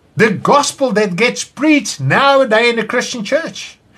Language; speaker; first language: English; non-native, local second language; Afrikaans